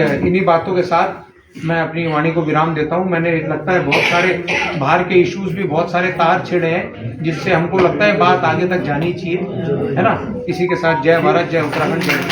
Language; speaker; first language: Hindi; native; Hindi